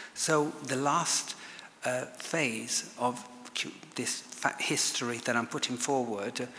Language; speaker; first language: English; non-native, fluent; Italian